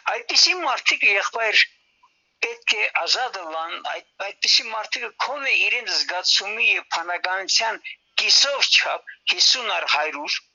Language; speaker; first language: Armenian; early bilingual, heritage; Armenian